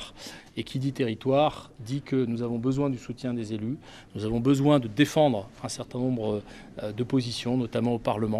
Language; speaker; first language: French; native; French